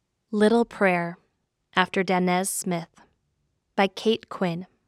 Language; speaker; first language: English; native; English